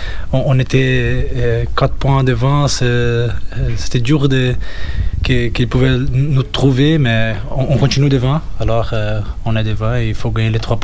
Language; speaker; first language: French; non-native, fluent; Portuguese